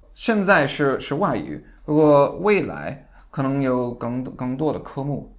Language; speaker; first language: Chinese; non-native, fluent; English